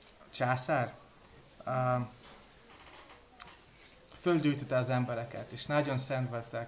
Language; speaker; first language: Hungarian; non-native, learner; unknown